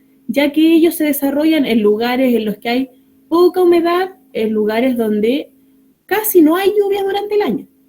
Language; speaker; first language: Spanish; native; Spanish